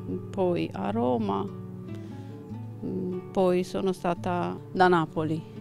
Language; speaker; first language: Italian; non-native, learner; Romanian